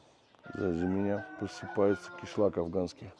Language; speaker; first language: Russian; native; Russian